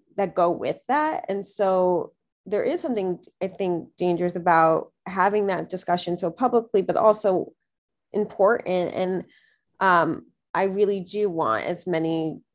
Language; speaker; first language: English; native; English